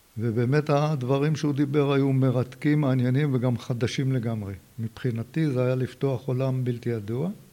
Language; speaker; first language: Hebrew; native; Hebrew